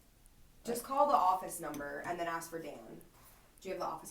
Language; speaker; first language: English; native; English